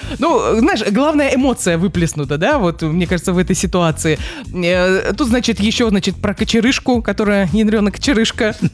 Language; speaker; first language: Russian; native; Russian